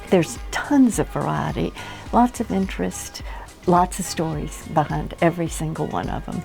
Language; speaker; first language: English; native; English